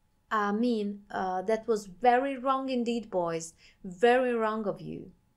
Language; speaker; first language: English; non-native, fluent; Hungarian